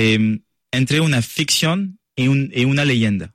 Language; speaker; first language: Spanish; non-native, learner; French